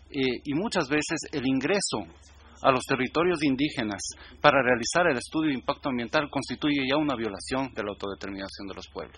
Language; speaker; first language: Spanish; native; Spanish